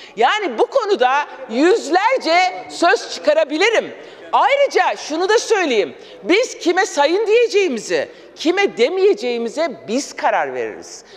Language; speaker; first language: Turkish; non-native, local second language; Kurdish